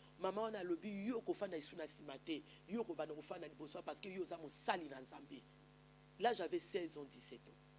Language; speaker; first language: Lingala; native; Lingala